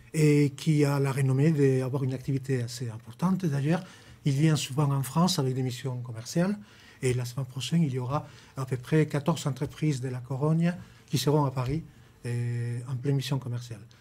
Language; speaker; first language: French; non-native, fluent; Spanish